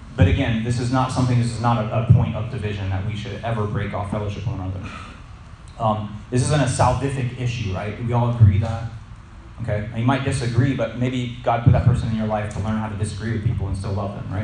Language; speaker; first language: English; native; English